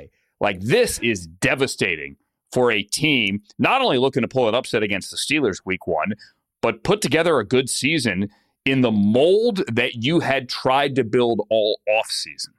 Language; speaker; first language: English; native; English